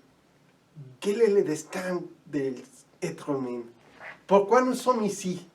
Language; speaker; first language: French; non-native, fluent; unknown